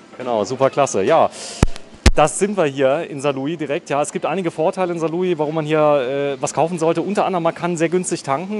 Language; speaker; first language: German; native; German